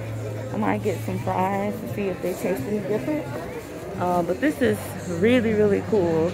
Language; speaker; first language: English; native; English